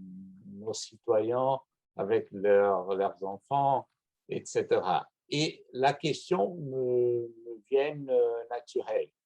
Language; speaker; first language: French; non-native, fluent; Portuguese